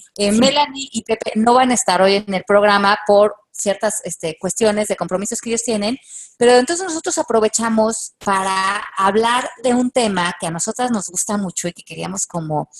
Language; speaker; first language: Spanish; native; Spanish